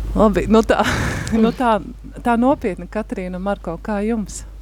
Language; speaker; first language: Latvian; native; Latvian